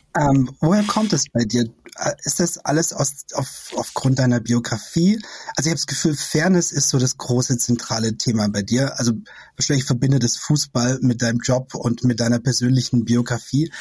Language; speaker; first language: German; native; German